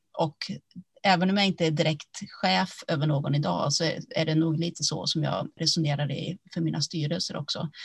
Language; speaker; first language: Swedish; early bilingual, other home language; Finnish